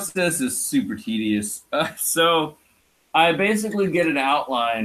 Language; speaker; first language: English; native; English